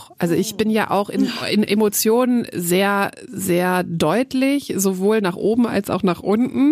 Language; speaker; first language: German; native; German